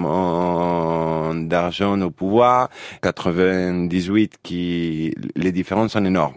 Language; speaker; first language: French; non-native, fluent; Spanish